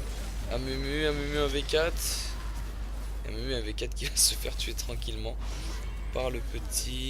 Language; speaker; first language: French; native; French